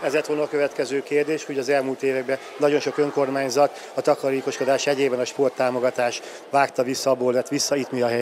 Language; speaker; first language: Hungarian; native; Hungarian